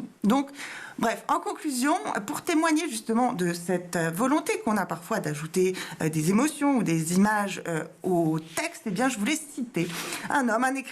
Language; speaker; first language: French; native; French